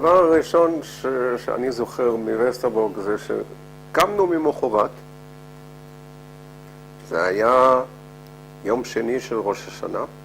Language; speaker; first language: Hebrew; non-native, fluent; Dutch